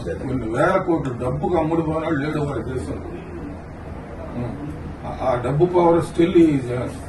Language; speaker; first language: Telugu; native; Telugu